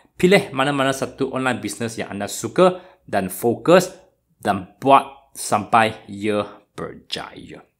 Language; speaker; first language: Malay; non-native, local second language; Chinese